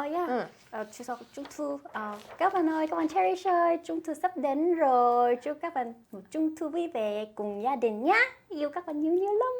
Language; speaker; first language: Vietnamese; non-native, fluent; Korean